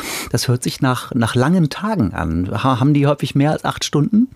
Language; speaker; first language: German; native; German